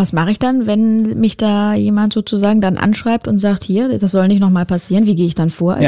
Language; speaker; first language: German; native; German